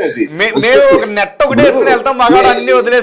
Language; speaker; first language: Telugu; native; Telugu